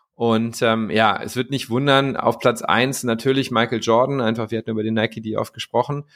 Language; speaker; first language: German; native; German